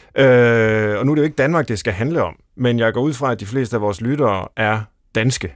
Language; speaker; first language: Danish; native; Danish